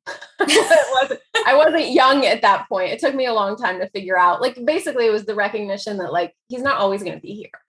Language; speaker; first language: English; native; English